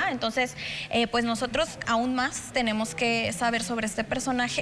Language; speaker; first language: Spanish; native; Spanish